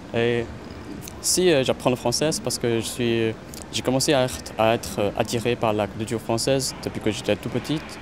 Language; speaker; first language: French; non-native, fluent; Chinese